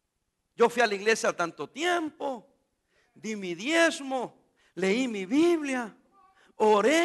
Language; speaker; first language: Spanish; native; Spanish